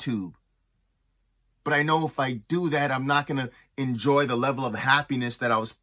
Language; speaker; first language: English; native; English